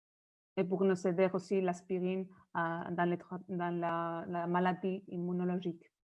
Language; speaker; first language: French; non-native, fluent; Spanish